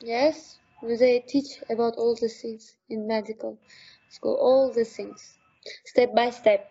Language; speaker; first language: English; non-native, learner; Uzbek